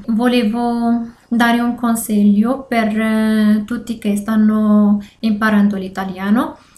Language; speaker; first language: Italian; non-native, learner; Arabic